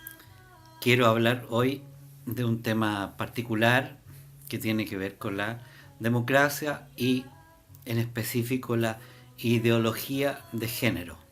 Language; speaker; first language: Spanish; native; Spanish